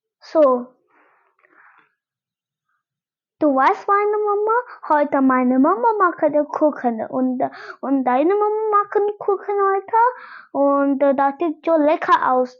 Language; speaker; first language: German; non-native, learner; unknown